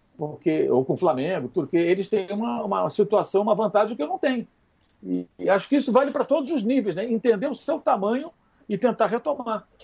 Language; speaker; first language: Portuguese; native; Portuguese